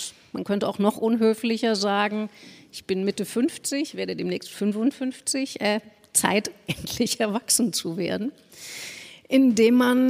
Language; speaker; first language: German; native; German